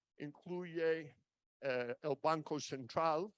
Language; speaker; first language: Spanish; non-native, fluent; English